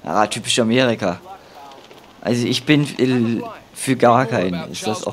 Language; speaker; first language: German; native; German